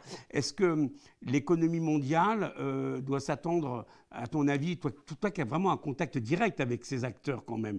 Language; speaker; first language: French; native; French